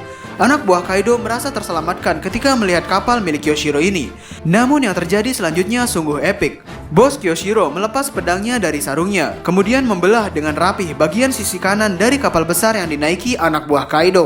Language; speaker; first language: Indonesian; native; Indonesian